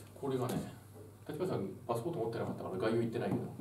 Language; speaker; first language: Japanese; native; Japanese